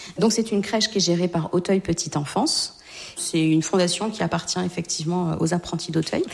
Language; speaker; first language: French; native; French